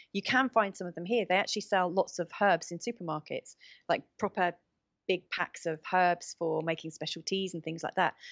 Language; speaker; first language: English; native; English